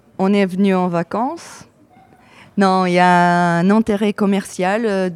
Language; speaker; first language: French; non-native, fluent; Portuguese